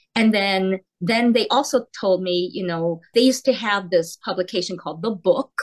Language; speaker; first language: English; early bilingual, heritage; Korean